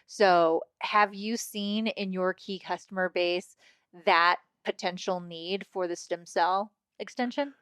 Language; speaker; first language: English; native; English